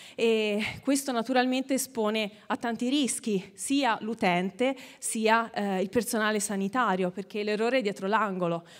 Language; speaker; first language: Italian; native; Italian